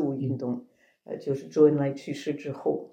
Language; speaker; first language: Chinese; non-native, fluent; French